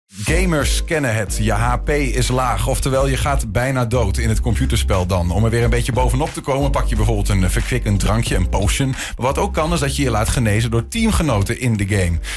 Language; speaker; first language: Dutch; native; Dutch